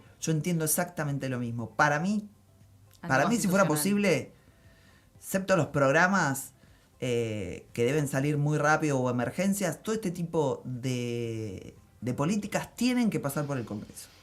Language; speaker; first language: Spanish; native; Spanish